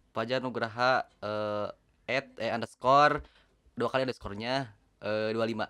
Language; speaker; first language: Indonesian; non-native, local second language; Sundanese